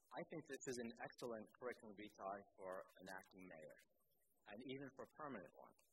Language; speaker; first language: English; native; English